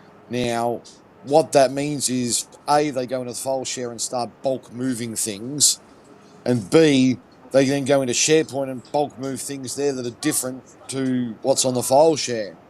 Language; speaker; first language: English; native; English